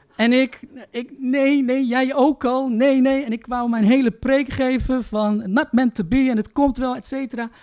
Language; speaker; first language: Dutch; early bilingual, other home language; Turkish